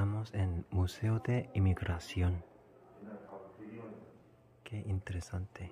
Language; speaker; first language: Spanish; non-native, fluent; Korean